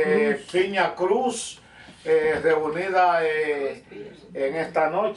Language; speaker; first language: Spanish; native; Spanish